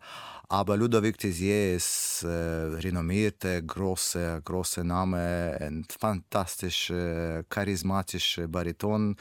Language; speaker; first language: German; non-native, learner; Russian